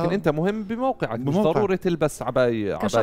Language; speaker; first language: Arabic; native; Arabic